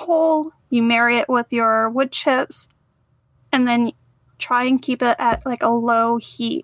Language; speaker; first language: English; native; English